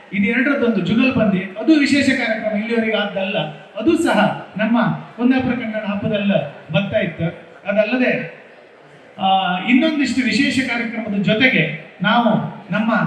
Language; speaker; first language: Kannada; native; Kannada